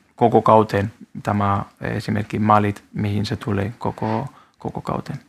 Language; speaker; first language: Finnish; non-native, fluent; Spanish